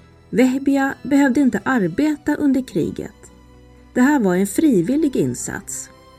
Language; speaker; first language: Swedish; native; Swedish